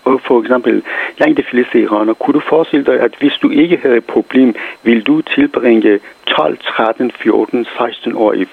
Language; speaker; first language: Danish; non-native, fluent; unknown